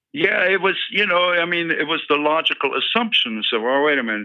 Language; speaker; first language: English; early bilingual, other home language; German